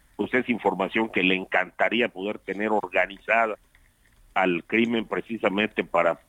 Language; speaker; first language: Spanish; native; Spanish